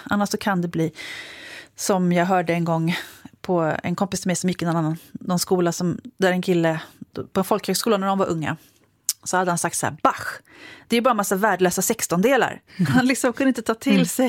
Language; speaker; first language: Swedish; native; Swedish